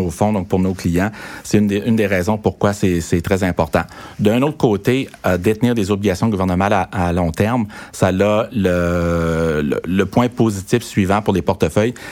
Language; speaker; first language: French; native; French